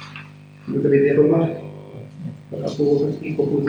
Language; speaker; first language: French; native; French